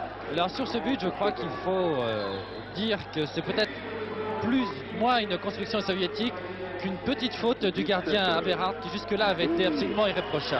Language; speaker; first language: French; native; French